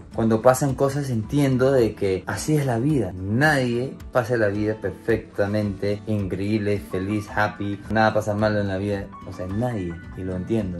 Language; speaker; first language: Spanish; non-native, fluent; English